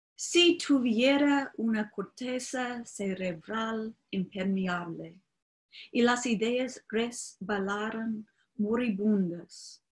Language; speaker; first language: Spanish; non-native, fluent; English